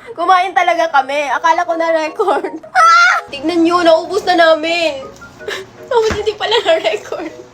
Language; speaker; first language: Filipino; non-native, local second language; Cebuano